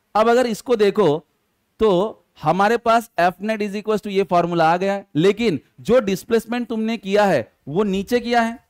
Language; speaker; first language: Hindi; non-native, local second language; Marathi